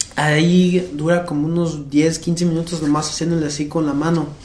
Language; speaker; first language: Spanish; early bilingual, heritage; Spanish